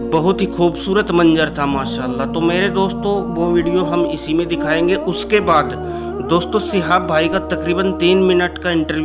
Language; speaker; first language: Hindi; native; Hindi